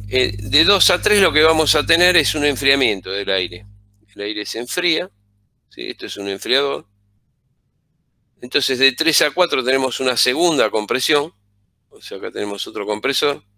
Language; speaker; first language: Spanish; native; Spanish